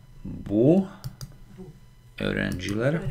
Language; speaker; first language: Turkish; non-native, learner; Slovak